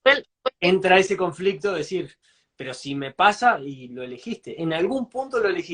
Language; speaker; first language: Spanish; native; Spanish